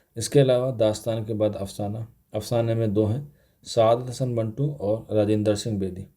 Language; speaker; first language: Urdu; native; Urdu